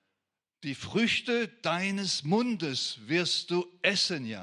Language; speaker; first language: German; non-native, fluent; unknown